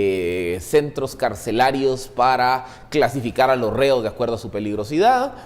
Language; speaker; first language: Spanish; native; Spanish